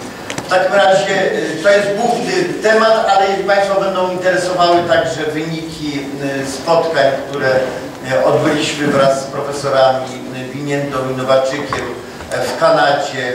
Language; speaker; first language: Polish; native; Polish